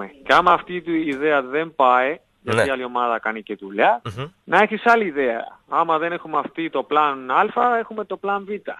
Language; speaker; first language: Greek; non-native, learner; Spanish